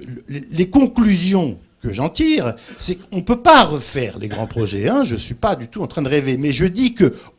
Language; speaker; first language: French; native; French